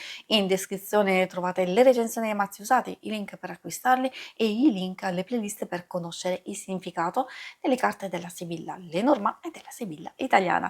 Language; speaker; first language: Italian; native; Italian